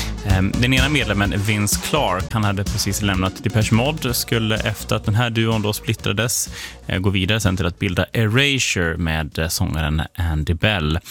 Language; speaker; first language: Swedish; native; Swedish